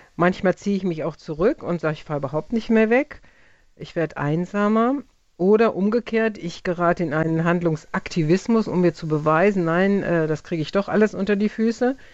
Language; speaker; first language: German; native; German